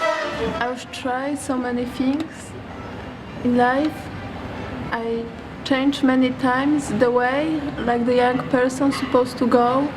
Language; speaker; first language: English; non-native, learner; Polish